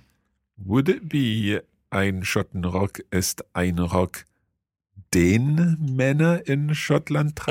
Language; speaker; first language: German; non-native, fluent; English